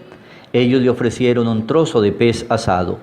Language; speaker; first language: Spanish; native; Spanish